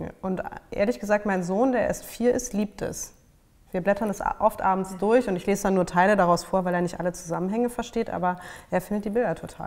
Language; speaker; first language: German; native; German